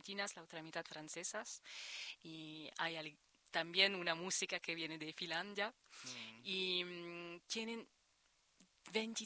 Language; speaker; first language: Spanish; non-native, fluent; French